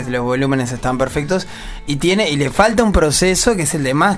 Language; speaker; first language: Spanish; native; Spanish